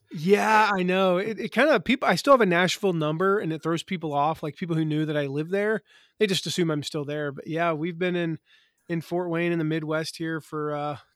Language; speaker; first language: English; native; English